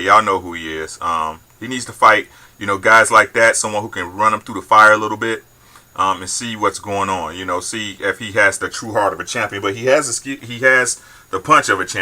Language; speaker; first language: English; native; English